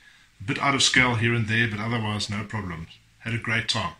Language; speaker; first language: English; native; English